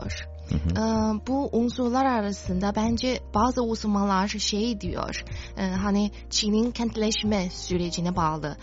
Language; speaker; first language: Turkish; non-native, fluent; Chinese